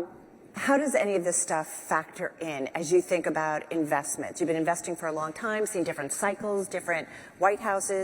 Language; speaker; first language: English; native; English